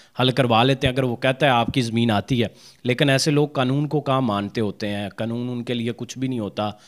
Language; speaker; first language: Urdu; non-native, local second language; Punjabi